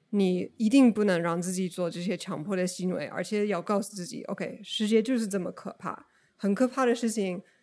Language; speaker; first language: Chinese; non-native, fluent; English